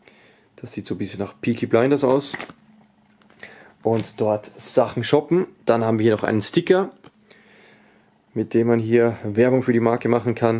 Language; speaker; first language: German; native; German